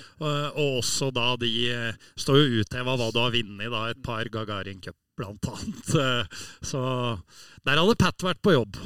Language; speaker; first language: Norwegian; native; Norwegian